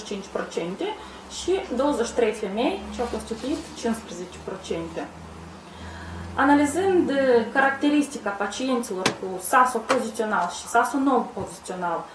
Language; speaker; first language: Romanian; native; Romanian